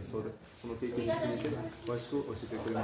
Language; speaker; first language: Japanese; non-native, fluent; Portuguese